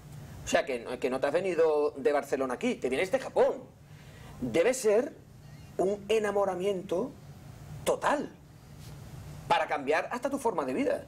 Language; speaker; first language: Spanish; native; Spanish